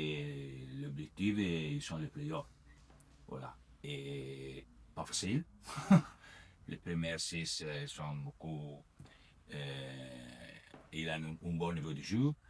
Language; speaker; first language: French; non-native, learner; Italian